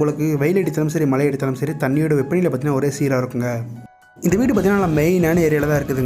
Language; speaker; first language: Tamil; native; Tamil